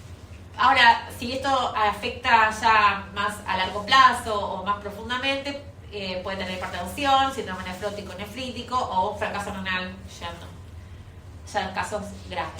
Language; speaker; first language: Spanish; native; Spanish